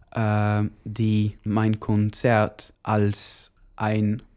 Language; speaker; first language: German; non-native, learner; Norwegian